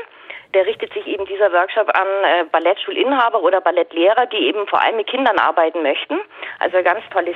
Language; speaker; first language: German; native; German